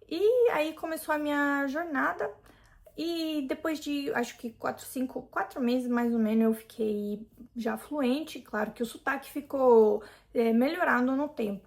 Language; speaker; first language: Portuguese; non-native, fluent; Hungarian